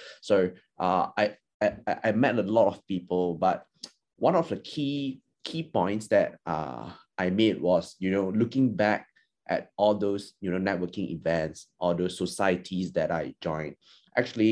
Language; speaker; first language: English; non-native, local second language; Chinese